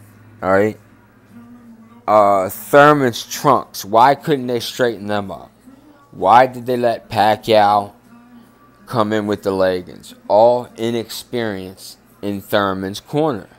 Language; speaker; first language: English; native; English